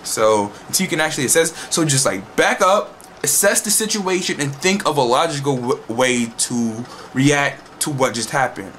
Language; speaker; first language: English; native; English